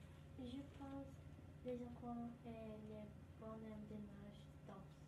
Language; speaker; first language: French; non-native, learner; English